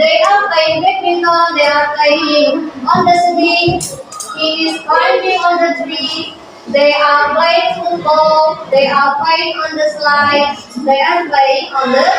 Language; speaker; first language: English; non-native, learner; Indonesian